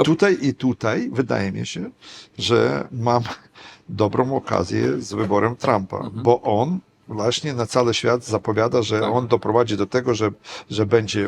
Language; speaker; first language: Polish; non-native, fluent; Ukrainian